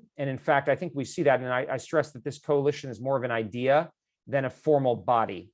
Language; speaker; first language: English; native; English